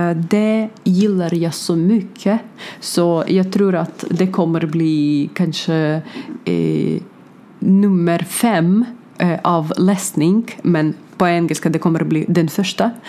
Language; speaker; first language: Swedish; non-native, learner; Ukrainian